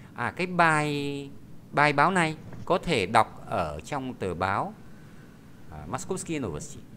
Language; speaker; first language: Vietnamese; native; Vietnamese